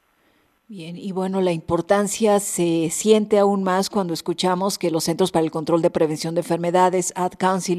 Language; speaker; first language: Spanish; native; Spanish